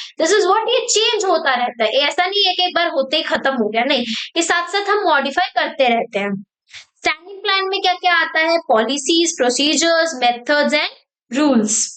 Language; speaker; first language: Hindi; native; Hindi